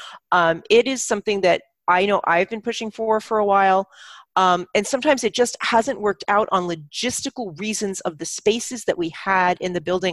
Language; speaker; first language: English; native; English